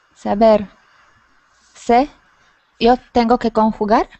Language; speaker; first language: Spanish; non-native, fluent; Slovak